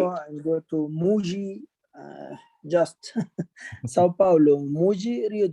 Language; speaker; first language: Portuguese; non-native, learner; Arabic